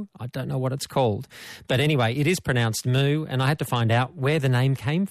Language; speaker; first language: English; native; English